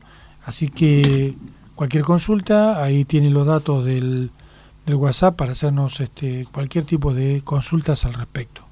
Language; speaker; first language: Spanish; native; Spanish